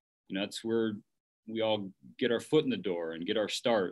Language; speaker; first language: English; native; English